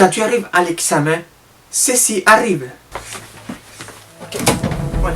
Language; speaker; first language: French; native; French